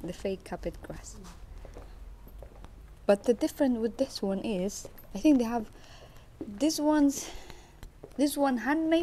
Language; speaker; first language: English; non-native, fluent; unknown